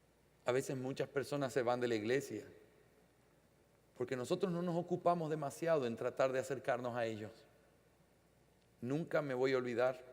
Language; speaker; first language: Spanish; native; Spanish